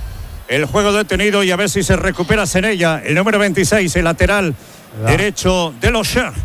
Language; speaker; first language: Spanish; native; Spanish